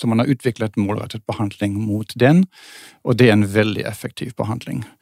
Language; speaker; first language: Norwegian; non-native, fluent; German